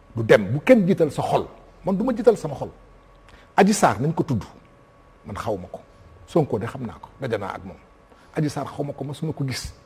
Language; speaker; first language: Wolof; non-native, local second language; Fula